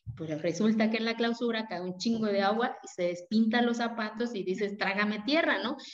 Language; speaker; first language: Spanish; non-native, local second language; Zapotec